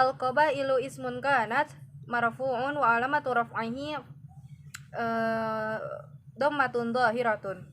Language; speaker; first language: Arabic; non-native, learner; Indonesian